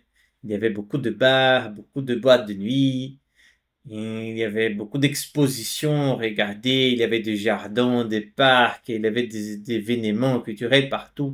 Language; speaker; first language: French; non-native, fluent; Portuguese